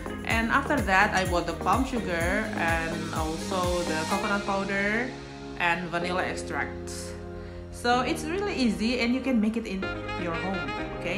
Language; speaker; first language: English; non-native, fluent; Indonesian